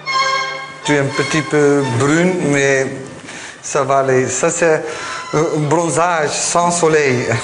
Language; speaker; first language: French; non-native, learner; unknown